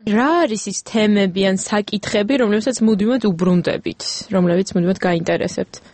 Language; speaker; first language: Georgian; native; Georgian